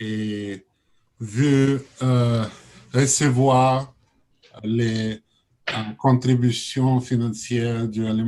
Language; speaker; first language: French; non-native, learner; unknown